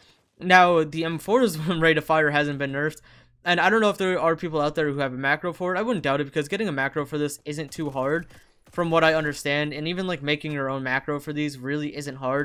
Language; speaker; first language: English; native; English